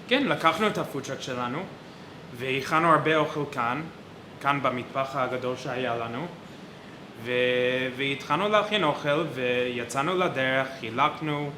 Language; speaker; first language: Hebrew; non-native, fluent; English